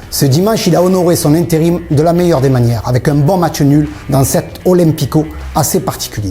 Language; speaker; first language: French; native; French